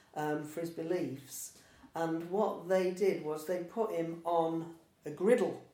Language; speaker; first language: English; native; English